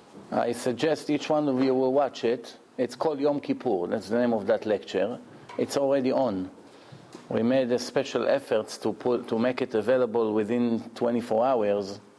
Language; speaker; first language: English; non-native, fluent; Hebrew